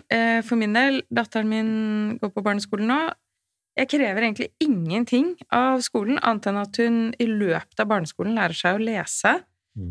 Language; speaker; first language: Norwegian; native; Norwegian